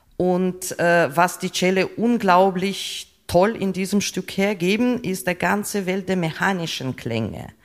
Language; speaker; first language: German; non-native, fluent; Russian